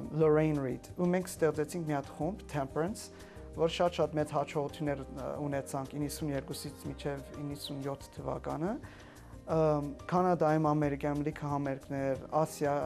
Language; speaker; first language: Armenian; early bilingual, heritage; Armenian